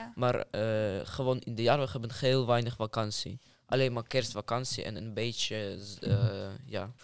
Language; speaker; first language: Dutch; non-native, fluent; Ukrainian